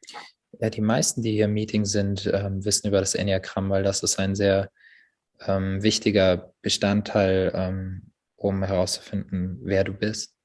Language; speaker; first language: German; native; German